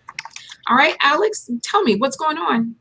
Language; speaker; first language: English; native; English